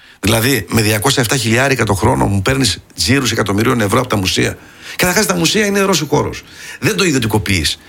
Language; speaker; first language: Greek; early bilingual, heritage; Greek